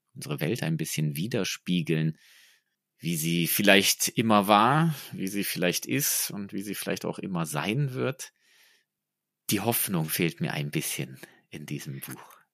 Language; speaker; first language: German; non-native, fluent; Estonian